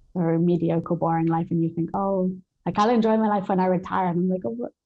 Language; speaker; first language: English; native; English